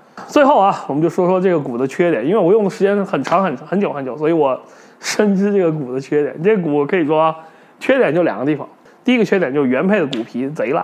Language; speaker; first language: Chinese; native; Chinese